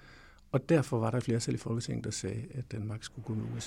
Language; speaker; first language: Danish; native; Danish